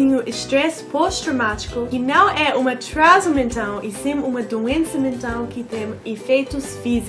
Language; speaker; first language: Portuguese; non-native, fluent; English